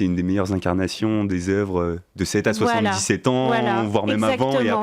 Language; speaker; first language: French; native; French